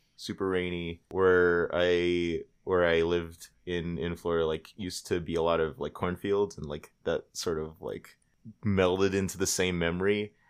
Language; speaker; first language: English; early bilingual, other home language; Filipino